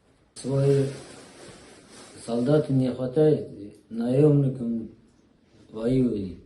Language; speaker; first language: Russian; non-native, learner; Uzbek